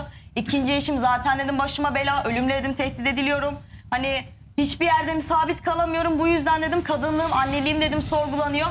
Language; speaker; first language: Turkish; native; Turkish